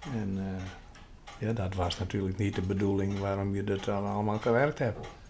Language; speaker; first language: Dutch; non-native, local second language; Western Frisian